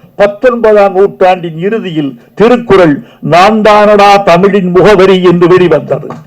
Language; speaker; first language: Tamil; native; Tamil